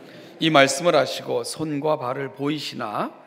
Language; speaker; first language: Korean; native; Korean